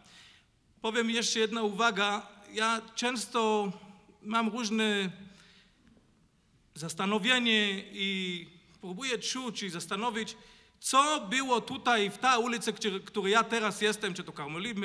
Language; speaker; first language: Polish; non-native, learner; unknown